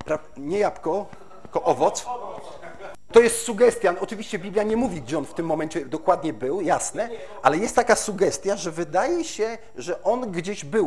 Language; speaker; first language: Polish; native; Polish